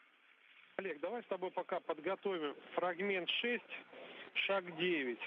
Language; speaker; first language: Russian; native; Russian